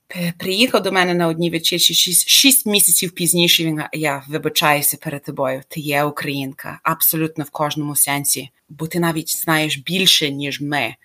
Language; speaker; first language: Ukrainian; early bilingual, heritage; Ukrainian